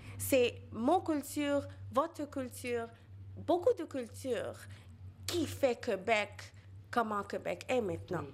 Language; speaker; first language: French; non-native, local second language; Bangla